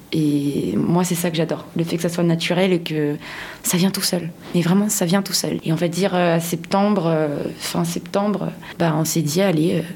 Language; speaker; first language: French; non-native, local second language; Malagasy